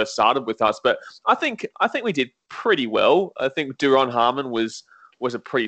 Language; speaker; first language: English; native; English